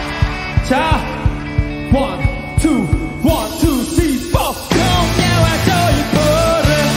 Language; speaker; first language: Japanese; non-native, fluent; Korean